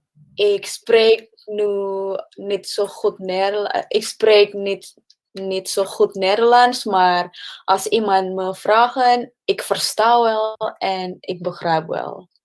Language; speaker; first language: Dutch; non-native, learner; Indonesian